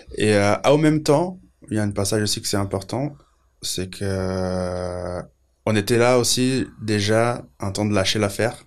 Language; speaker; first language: French; non-native, fluent; Portuguese